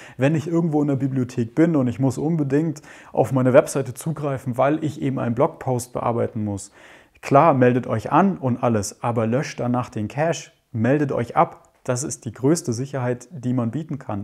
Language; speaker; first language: German; native; German